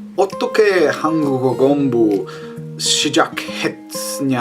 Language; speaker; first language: Korean; non-native, learner; English